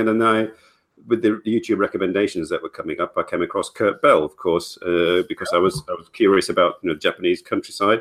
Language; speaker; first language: English; native; English